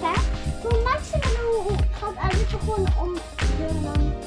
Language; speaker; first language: Dutch; early bilingual, other home language; Indonesian